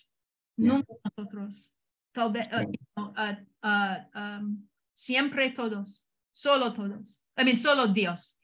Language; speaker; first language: Spanish; non-native, learner; English